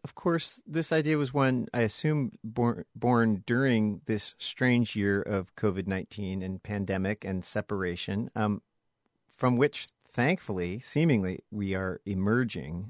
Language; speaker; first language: English; native; English